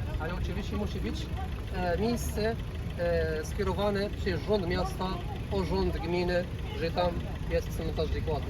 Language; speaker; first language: Polish; non-native, learner; Arabic